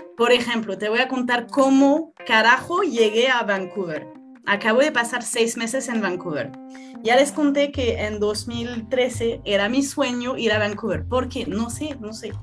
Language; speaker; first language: Spanish; non-native, fluent; French